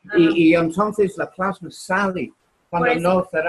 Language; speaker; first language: Spanish; non-native, learner; English